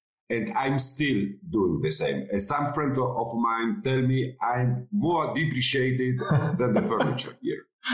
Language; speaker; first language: English; non-native, fluent; Spanish